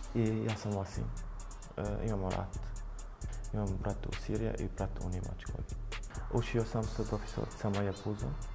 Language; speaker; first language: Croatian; early bilingual, other home language; Arabic